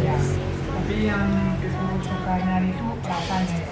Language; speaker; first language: Indonesian; non-native, learner; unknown